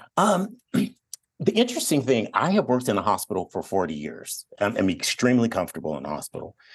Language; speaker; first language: English; native; English